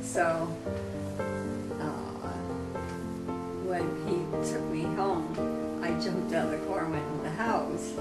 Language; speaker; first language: English; native; English